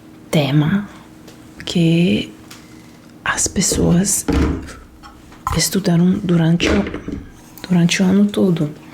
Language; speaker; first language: Portuguese; non-native, fluent; Italian